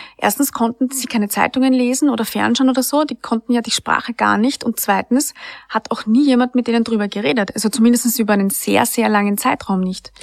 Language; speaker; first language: German; native; German